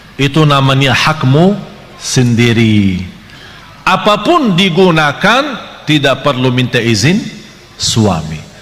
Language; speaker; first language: Malay; non-native, fluent; Arabic